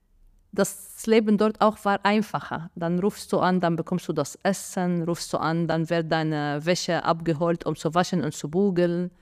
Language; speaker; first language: German; non-native, fluent; Arabic